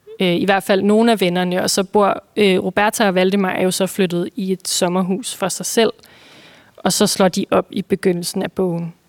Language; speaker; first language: Danish; native; Danish